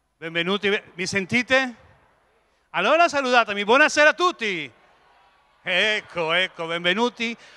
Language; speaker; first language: Italian; non-native, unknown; Spanish